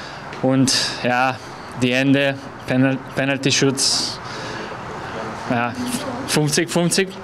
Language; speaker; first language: German; non-native, learner; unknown